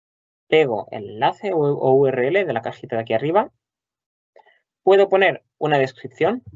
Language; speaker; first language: Spanish; native; Spanish